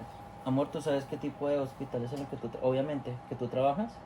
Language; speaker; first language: Spanish; native; Spanish